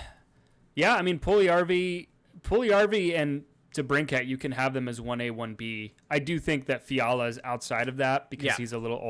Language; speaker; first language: English; native; English